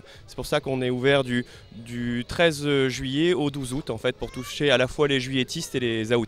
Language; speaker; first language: French; native; French